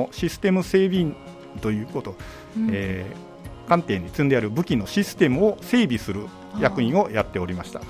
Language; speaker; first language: Japanese; native; Japanese